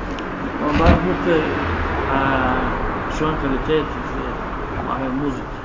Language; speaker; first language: German; non-native, learner; Bulgarian